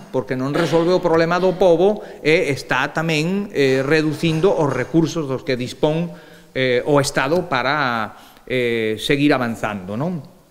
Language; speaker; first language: Galician; early bilingual, heritage; Galician